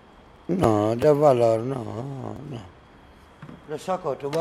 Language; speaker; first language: Spanish; non-native, learner; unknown